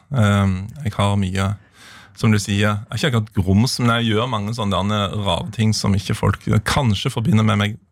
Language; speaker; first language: Norwegian; native; Norwegian